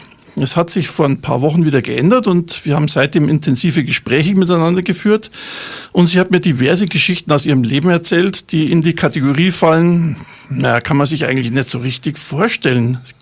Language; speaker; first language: German; native; German